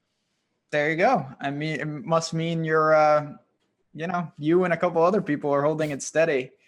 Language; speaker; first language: English; native; English